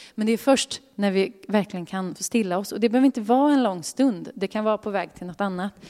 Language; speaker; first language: Swedish; native; Swedish